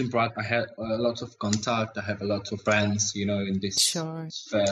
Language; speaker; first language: English; non-native, learner; Russian